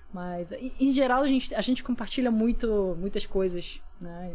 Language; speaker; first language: Portuguese; non-native, fluent; Russian